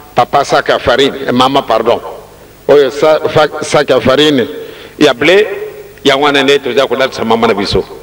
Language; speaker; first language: Lingala; non-native, local second language; Kongo